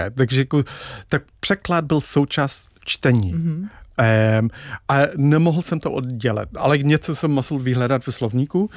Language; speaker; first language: Czech; non-native, fluent; English